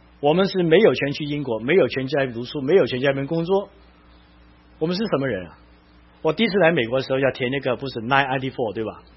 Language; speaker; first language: Chinese; non-native, local second language; Cantonese